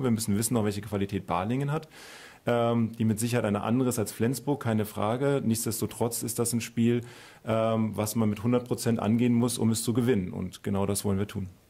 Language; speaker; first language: German; native; German